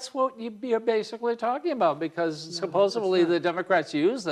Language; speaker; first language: English; native; English